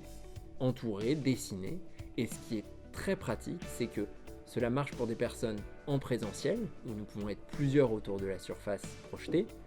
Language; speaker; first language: French; native; French